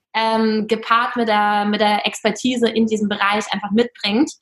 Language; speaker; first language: German; non-native, fluent; Russian